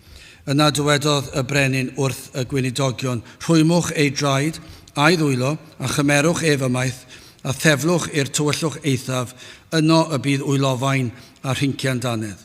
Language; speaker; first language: Welsh; native; Welsh